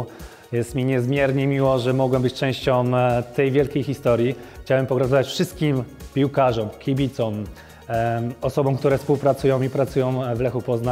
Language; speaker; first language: Polish; native; Polish